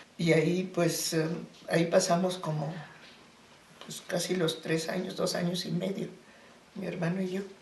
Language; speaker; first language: Spanish; early bilingual, other home language; German